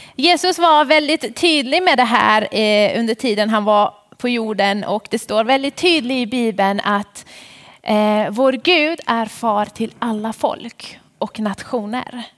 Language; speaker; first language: Swedish; non-native, fluent; Persian